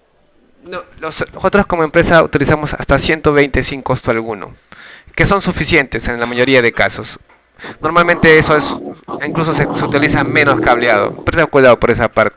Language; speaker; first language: Spanish; native; Spanish